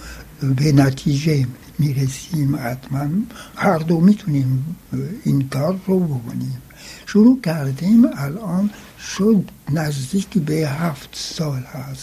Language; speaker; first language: Persian; non-native, fluent; French